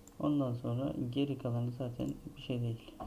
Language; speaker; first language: Turkish; native; Turkish